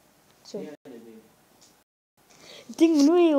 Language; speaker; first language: Spanish; native; Spanish